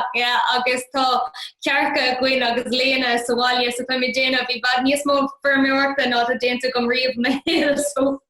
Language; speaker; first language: Irish; non-native, local second language; English